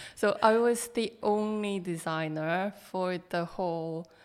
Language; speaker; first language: English; non-native, fluent; Korean